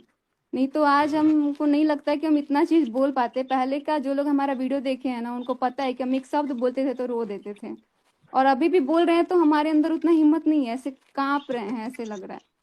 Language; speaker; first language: Hindi; native; Hindi